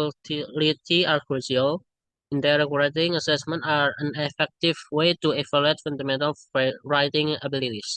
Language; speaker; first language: English; non-native, learner; Indonesian